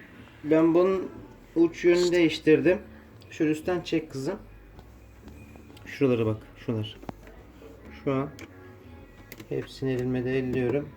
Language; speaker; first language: Turkish; native; Turkish